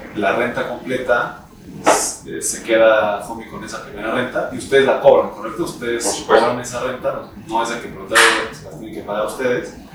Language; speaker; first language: Spanish; native; Spanish